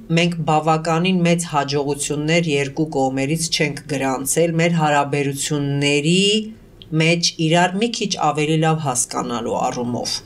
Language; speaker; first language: Armenian; early bilingual, heritage; Armenian